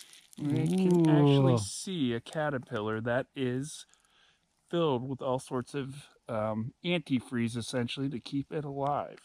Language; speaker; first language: English; native; English